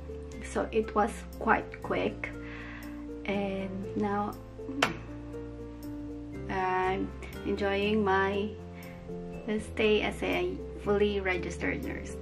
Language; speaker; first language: English; non-native, local second language; Filipino